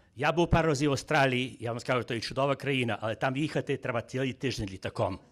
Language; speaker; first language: Ukrainian; early bilingual, heritage; Ukrainian